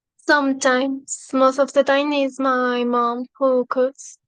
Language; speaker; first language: English; non-native, fluent; Spanish